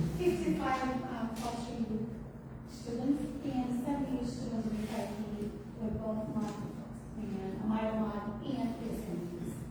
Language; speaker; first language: English; non-native, fluent; Portuguese